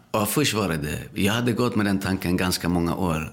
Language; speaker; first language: Swedish; early bilingual, other home language; Spanish